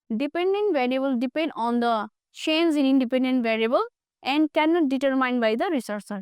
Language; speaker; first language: English; non-native, local second language; Nepali